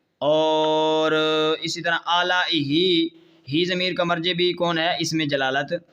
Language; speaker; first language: Urdu; non-native, local second language; Punjabi